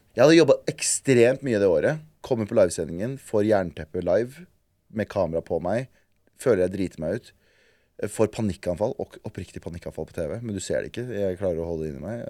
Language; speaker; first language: Norwegian; early bilingual, other home language; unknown